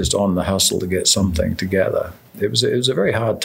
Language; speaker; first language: English; native; English